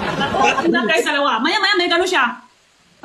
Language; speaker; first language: Filipino; non-native, learner; Chinese